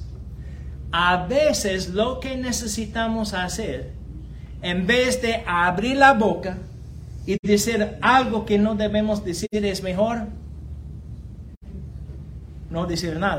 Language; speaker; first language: Spanish; non-native, fluent; English